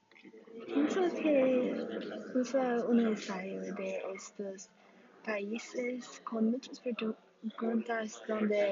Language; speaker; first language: Spanish; non-native, learner; English